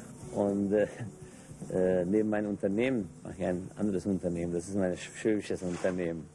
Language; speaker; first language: German; non-native, local second language; Hungarian